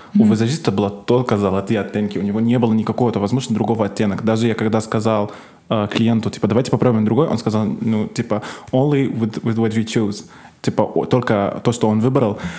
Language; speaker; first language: Russian; non-native, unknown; Arabic